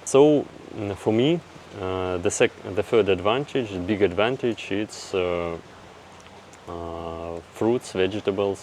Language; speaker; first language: English; non-native, fluent; Russian